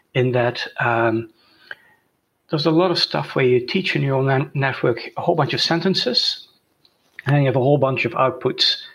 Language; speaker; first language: English; non-native, fluent; Dutch